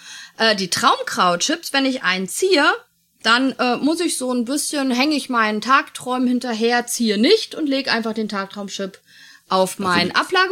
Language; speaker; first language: German; native; German